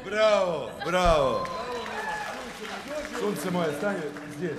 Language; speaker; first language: Russian; non-native, learner; Serbian